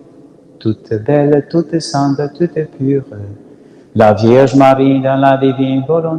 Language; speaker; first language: French; non-native, learner; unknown